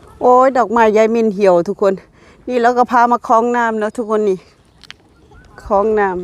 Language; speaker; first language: Thai; non-native, local second language; Lao